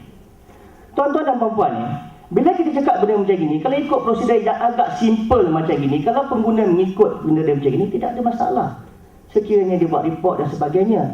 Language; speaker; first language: Malay; native; Malay